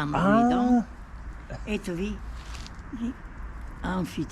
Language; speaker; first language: Russian; non-native, learner; Bulgarian